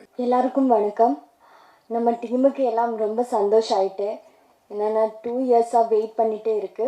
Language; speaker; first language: Tamil; non-native, fluent; Malayalam